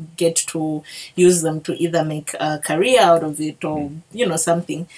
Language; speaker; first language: English; non-native, local second language; Bemba